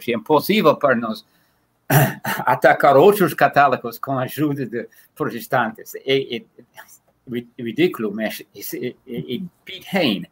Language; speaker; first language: Portuguese; non-native, fluent; English